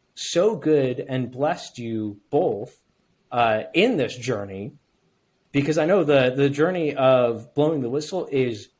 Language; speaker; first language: English; native; English